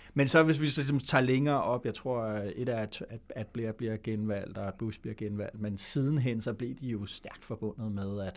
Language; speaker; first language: Danish; native; Danish